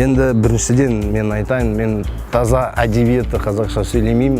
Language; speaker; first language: Kazakh; non-native, local second language; Russian